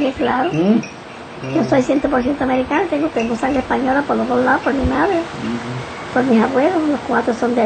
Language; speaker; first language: Spanish; native; Spanish